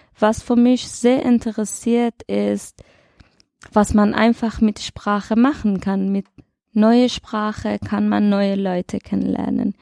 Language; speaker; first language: German; non-native, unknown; Persian